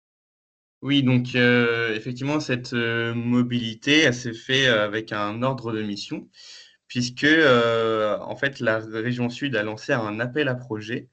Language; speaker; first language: French; native; French